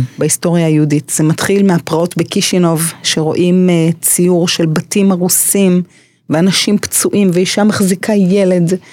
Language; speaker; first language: Hebrew; early bilingual, other home language; English